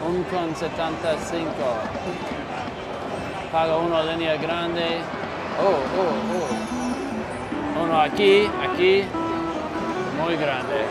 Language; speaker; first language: Spanish; non-native, learner; English